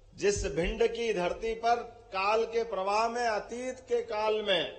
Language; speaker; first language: Hindi; native; Hindi